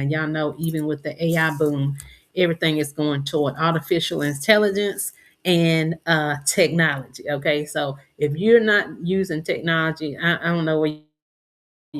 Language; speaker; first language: English; native; English